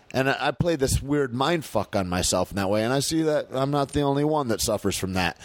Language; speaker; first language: English; native; English